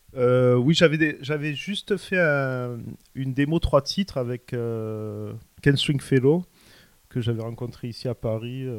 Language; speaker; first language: French; native; French